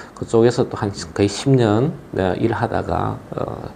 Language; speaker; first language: Korean; early bilingual, other home language; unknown